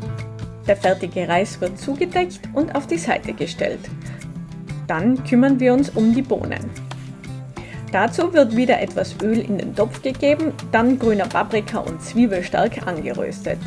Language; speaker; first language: German; native; German